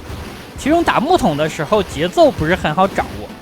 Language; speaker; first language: Chinese; native; Chinese